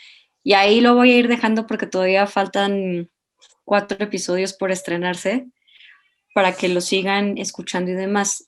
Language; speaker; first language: Spanish; native; Spanish